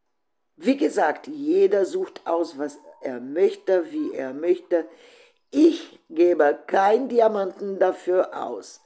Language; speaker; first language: German; non-native, fluent; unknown